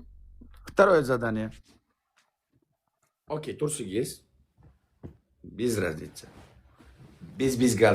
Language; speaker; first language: Russian; non-native, learner; Uzbek